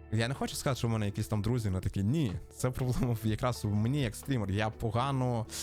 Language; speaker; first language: Ukrainian; native; Ukrainian